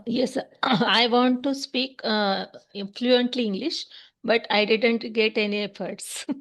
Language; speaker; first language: English; non-native, learner; Hindi